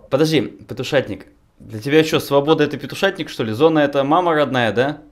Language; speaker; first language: Russian; native; Russian